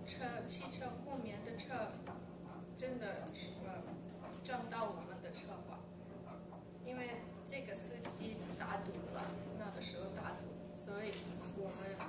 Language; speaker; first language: Chinese; early bilingual, heritage; English